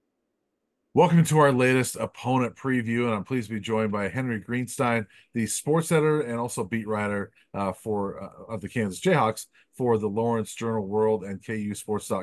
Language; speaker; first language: English; native; English